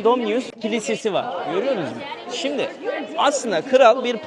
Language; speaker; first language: Turkish; native; Turkish